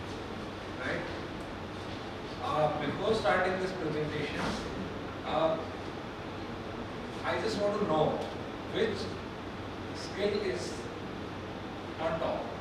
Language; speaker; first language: English; non-native, local second language; Hindi